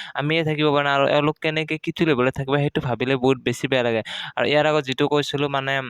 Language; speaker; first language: Assamese; native; Assamese